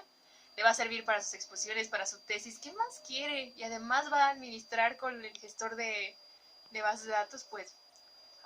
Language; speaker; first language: Spanish; native; Spanish